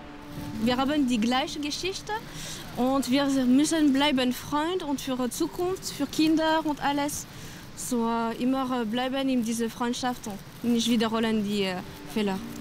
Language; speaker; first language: German; non-native, learner; French